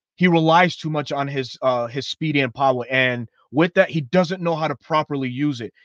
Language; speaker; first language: English; native; English